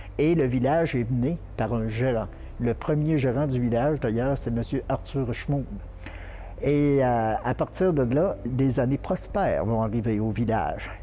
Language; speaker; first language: French; native; French